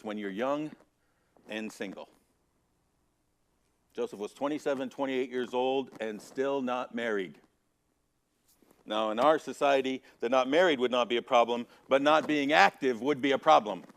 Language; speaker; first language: English; native; English